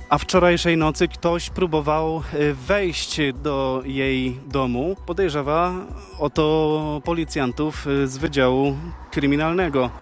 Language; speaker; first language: Polish; native; Polish